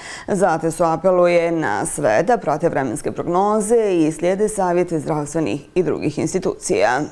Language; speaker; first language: Bosnian; native; Bosnian